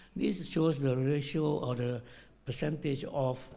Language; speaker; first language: English; non-native, local second language; Malay